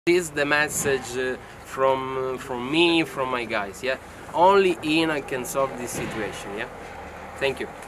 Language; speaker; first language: English; non-native, learner; Romanian